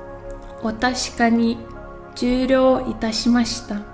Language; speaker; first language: Japanese; non-native, fluent; English